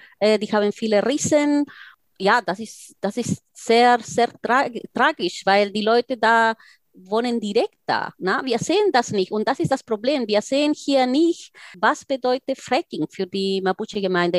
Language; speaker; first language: German; non-native, fluent; Spanish